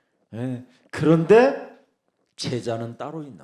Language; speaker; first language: Korean; native; Korean